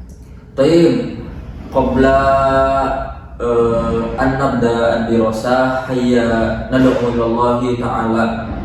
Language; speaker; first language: Arabic; non-native, learner; Indonesian